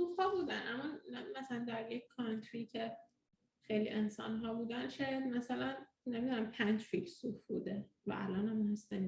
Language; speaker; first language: Persian; early bilingual, heritage; Persian